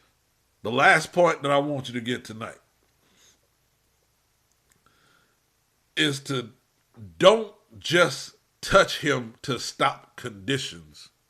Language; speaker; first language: English; native; English